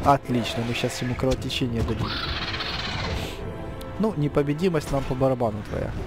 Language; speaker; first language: Russian; native; Russian